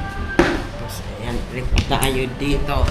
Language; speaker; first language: Filipino; non-native, local second language; Cebuano